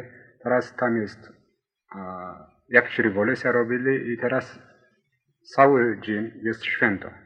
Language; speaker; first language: Polish; non-native, learner; Amharic